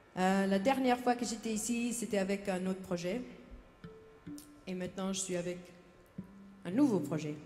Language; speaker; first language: French; non-native, learner; English